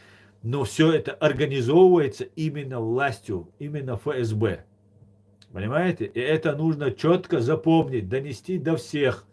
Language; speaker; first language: Russian; non-native, local second language; Chechen